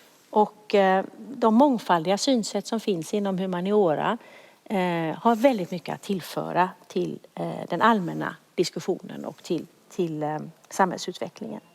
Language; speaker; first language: Swedish; native; Swedish